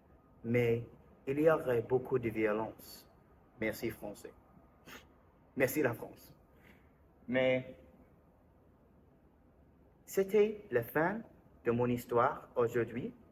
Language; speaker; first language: French; non-native, learner; English